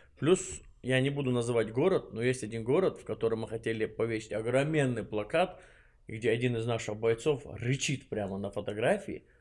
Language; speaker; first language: Russian; non-native, local second language; Chechen